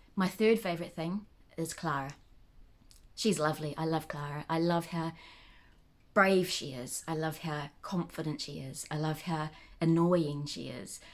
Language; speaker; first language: English; native; English